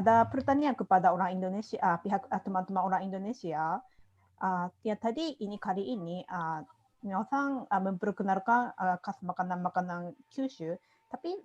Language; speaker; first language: Indonesian; non-native, fluent; Japanese